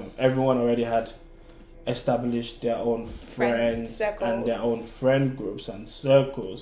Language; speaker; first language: English; non-native, local second language; Yoruba